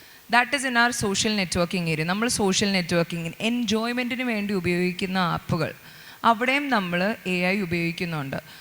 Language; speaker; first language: English; non-native, local second language; Malayalam